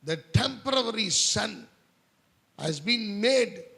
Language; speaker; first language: English; non-native, local second language; Tamil